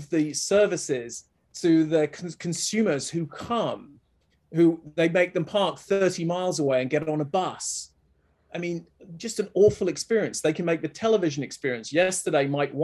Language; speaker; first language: English; native; English